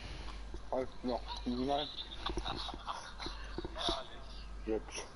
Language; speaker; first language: German; native; German